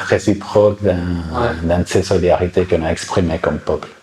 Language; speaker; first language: French; non-native, fluent; Spanish